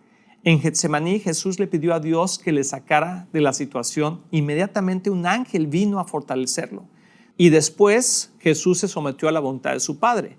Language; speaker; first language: Spanish; native; Spanish